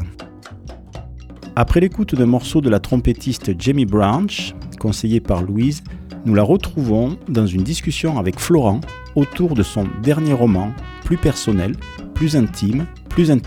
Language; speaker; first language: French; native; French